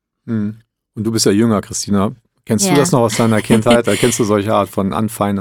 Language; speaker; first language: German; early bilingual, other home language; Italian